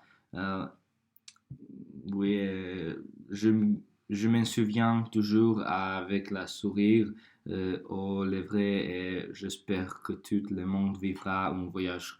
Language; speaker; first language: French; non-native, learner; Croatian